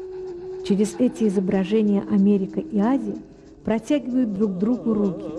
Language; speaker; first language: Russian; native; Russian